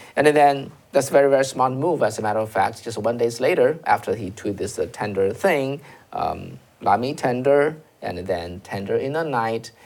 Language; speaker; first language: English; non-native, fluent; Chinese